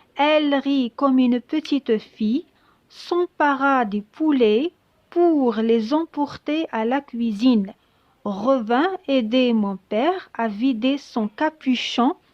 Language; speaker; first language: French; non-native, local second language; Arabic